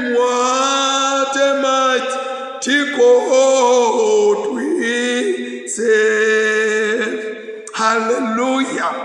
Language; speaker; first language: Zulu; non-native, local second language; Swati